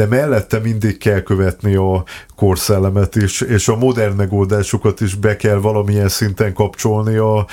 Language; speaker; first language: Hungarian; native; Hungarian